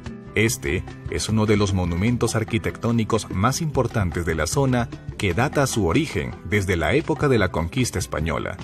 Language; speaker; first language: Spanish; native; Spanish